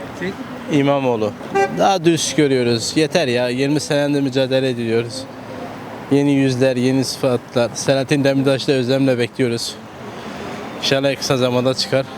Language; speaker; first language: Turkish; native; Turkish